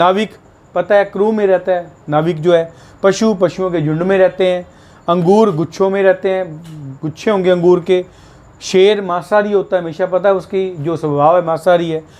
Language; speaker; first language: Hindi; native; Hindi